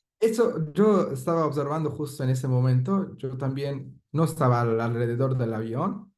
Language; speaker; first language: Spanish; non-native, fluent; Persian